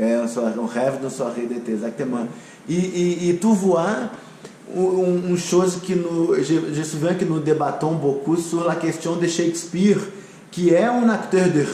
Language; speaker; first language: French; non-native, learner; Portuguese